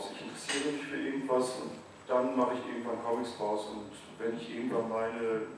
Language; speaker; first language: German; native; German